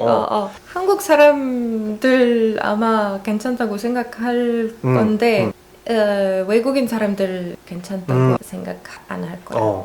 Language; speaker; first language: Korean; non-native, fluent; Arabic